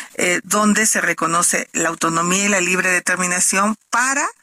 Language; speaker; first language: Spanish; native; Spanish